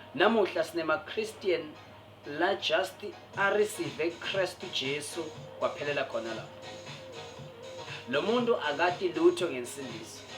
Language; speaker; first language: Zulu; non-native, local second language; Swati